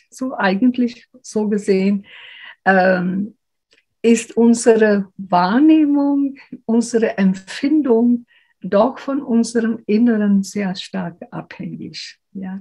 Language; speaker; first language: German; non-native, fluent; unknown